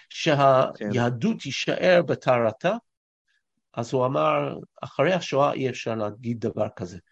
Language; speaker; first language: Hebrew; non-native, fluent; English